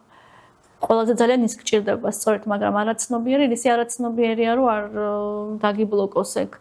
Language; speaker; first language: Georgian; native; Georgian